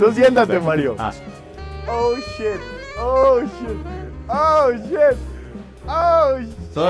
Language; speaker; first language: Spanish; native; Spanish